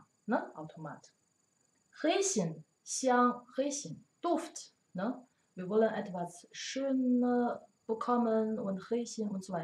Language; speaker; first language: German; non-native, learner; Chinese